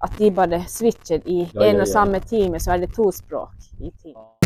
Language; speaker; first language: Norwegian; non-native, local second language; Northern Sami